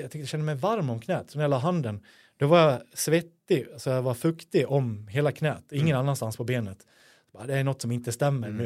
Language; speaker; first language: Swedish; native; Swedish